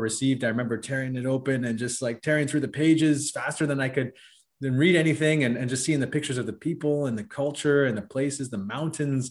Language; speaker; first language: English; native; English